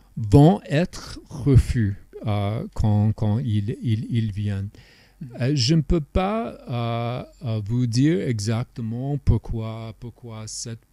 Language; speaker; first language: French; non-native, fluent; English